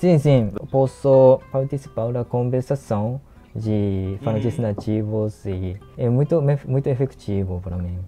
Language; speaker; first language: Portuguese; non-native, learner; Japanese